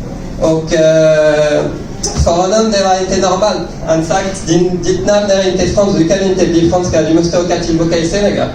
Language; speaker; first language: Swedish; non-native, learner; French